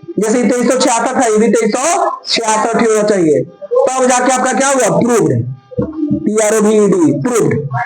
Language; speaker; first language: Hindi; native; Hindi